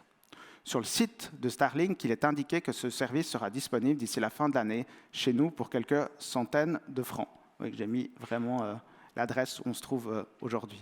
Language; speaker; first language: French; native; French